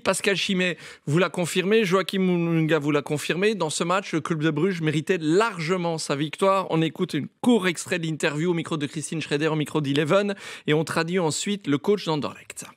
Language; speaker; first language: French; native; French